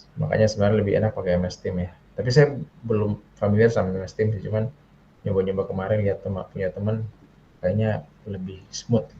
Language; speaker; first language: Indonesian; native; Indonesian